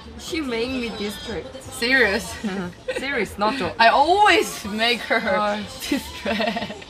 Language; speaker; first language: English; non-native, learner; Korean